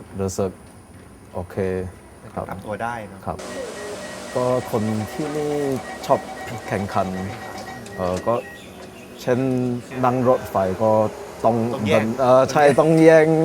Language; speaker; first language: Thai; non-native, learner; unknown